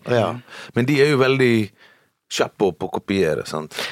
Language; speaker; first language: Norwegian; early bilingual, other home language; Bosnian